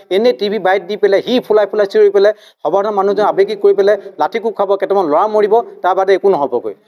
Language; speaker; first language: Assamese; native; Assamese